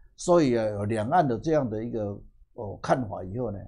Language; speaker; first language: Chinese; native; Chinese